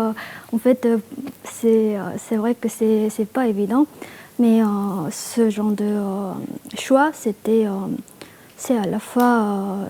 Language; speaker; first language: French; non-native, fluent; Korean